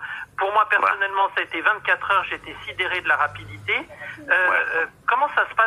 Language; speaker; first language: French; native; French